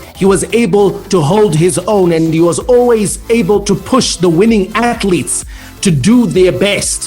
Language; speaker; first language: English; native; English